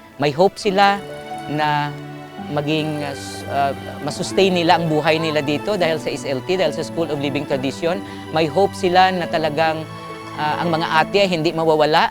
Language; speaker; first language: Filipino; non-native, local second language; Hiligaynon